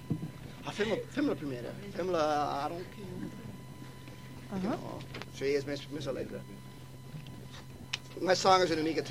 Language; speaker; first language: Catalan; non-native, fluent; English